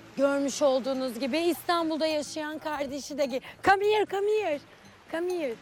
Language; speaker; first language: Turkish; native; Turkish